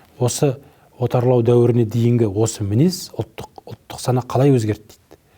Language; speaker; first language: Kazakh; native; Kazakh